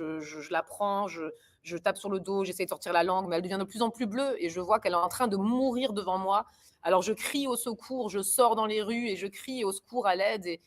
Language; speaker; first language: French; early bilingual, other home language; German